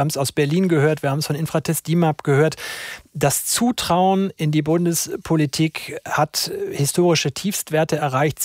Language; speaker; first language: German; native; German